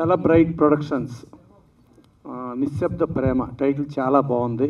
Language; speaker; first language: Telugu; native; Telugu